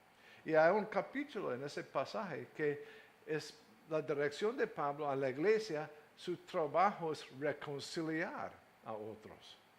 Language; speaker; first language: Spanish; non-native, fluent; English